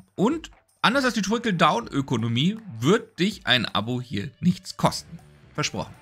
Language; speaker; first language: German; native; German